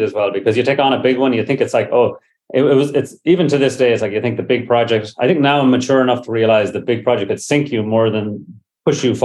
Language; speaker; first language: English; native; English